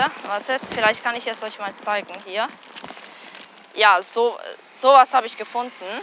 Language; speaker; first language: German; early bilingual, other home language; Hungarian